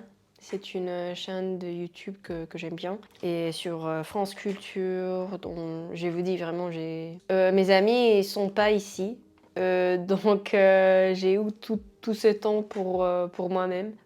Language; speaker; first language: French; non-native, fluent; Spanish